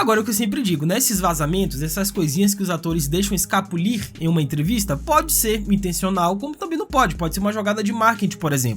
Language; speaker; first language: Portuguese; native; Portuguese